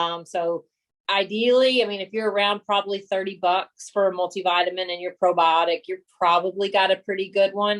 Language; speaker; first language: English; native; English